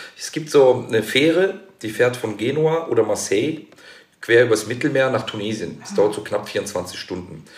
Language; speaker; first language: German; native; German